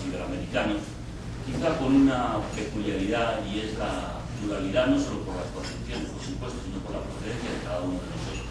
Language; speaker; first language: Spanish; native; Spanish